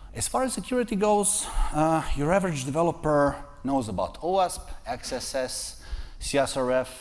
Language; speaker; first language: English; non-native, fluent; Serbian